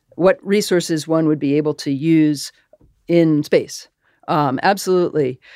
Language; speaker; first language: English; native; English